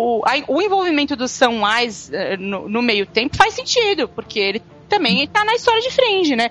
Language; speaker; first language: Portuguese; native; Portuguese